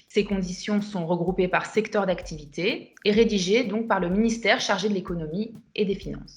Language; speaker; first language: French; native; French